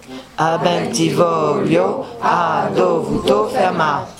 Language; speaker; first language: Italian; non-native, learner; French